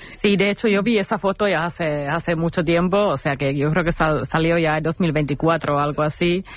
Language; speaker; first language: Spanish; non-native, fluent; Finnish